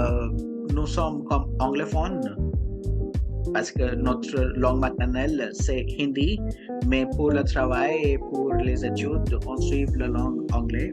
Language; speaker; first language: French; non-native, local second language; Hindi